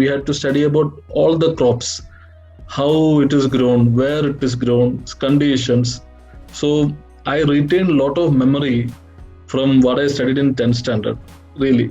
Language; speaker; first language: English; non-native, local second language; Malayalam